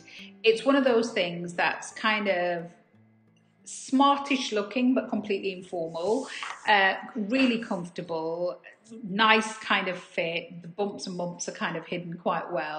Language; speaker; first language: English; native; English